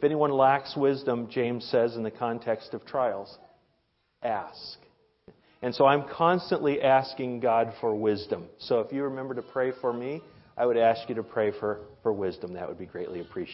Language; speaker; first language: English; native; English